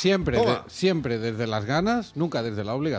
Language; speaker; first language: Spanish; native; Spanish